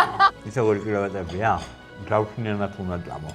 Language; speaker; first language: Georgian; native; Georgian